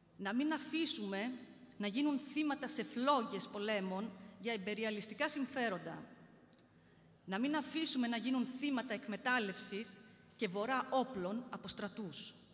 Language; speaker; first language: Greek; early bilingual, heritage; Greek